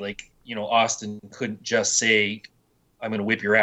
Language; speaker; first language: English; native; English